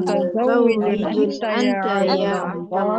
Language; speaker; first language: Arabic; non-native, learner; Indonesian